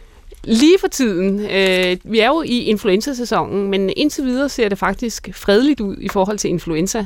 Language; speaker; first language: Danish; native; Danish